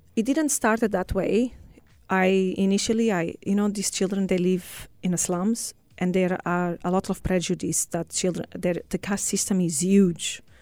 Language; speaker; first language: English; non-native, fluent; Portuguese